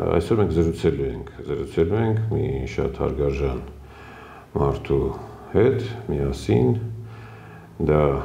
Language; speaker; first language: Armenian; native; Armenian